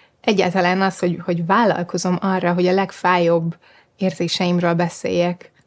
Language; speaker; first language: Hungarian; native; Hungarian